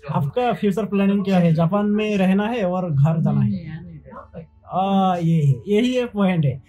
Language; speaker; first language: Hindi; non-native, learner; Bangla